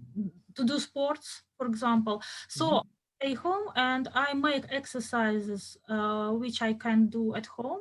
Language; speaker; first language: English; non-native, fluent; Russian